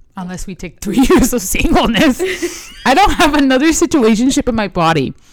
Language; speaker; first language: English; early bilingual, other home language; Spanish